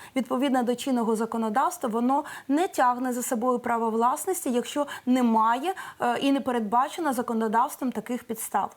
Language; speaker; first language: Ukrainian; native; Ukrainian